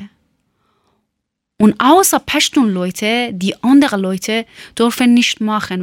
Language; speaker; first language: German; non-native, learner; Persian